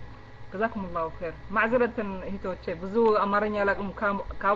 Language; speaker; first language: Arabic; non-native, fluent; Amharic